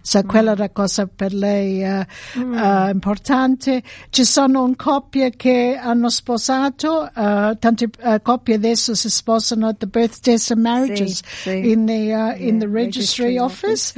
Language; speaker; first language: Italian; early bilingual, heritage; Italian